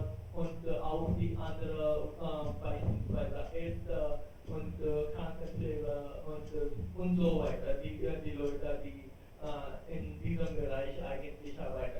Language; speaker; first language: German; non-native, fluent; Hindi